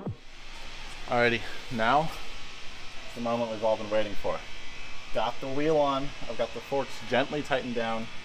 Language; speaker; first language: English; native; English